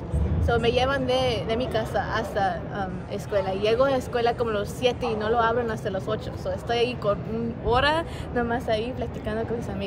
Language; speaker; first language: Spanish; early bilingual, heritage; Spanish